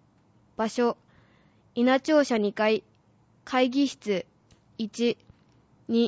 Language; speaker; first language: Japanese; native; Japanese